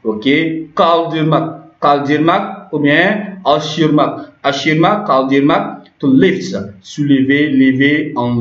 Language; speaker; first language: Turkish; non-native, learner; French